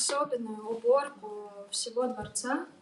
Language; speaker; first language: Russian; native; Russian